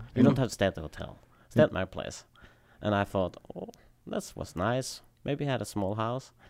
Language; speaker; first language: English; non-native, fluent; Swedish